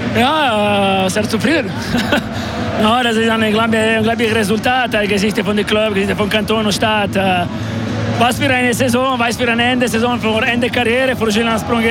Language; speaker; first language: German; non-native, local second language; French